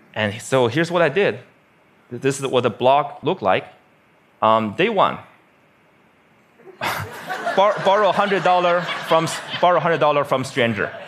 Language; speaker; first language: English; non-native, fluent; Chinese